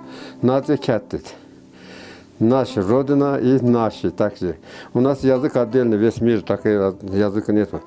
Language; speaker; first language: Russian; non-native, local second language; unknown